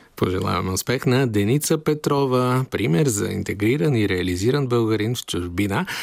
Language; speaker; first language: Bulgarian; native; Bulgarian